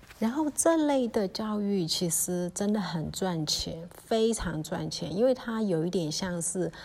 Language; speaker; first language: Chinese; early bilingual, heritage; Chinese